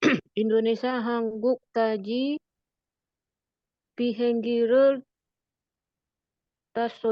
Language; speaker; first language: Korean; non-native, learner; Indonesian